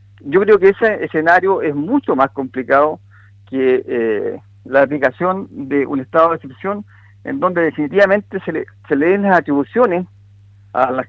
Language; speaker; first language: Spanish; native; Spanish